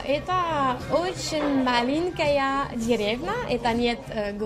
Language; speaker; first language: Russian; non-native, learner; French